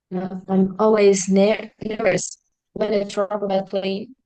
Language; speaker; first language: English; non-native, learner; Vietnamese